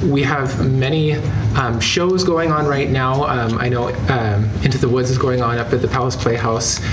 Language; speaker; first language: English; native; English